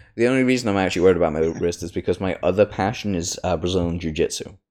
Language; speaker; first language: English; native; English